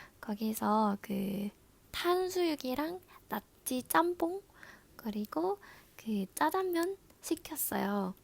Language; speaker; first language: Korean; non-native, learner; Japanese